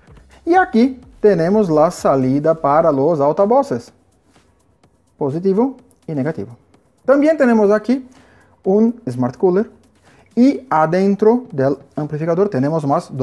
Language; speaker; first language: Spanish; non-native, fluent; Portuguese